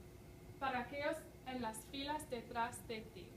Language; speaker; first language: Spanish; non-native, fluent; English